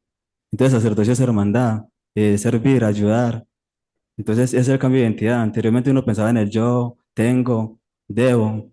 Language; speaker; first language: Spanish; native; Spanish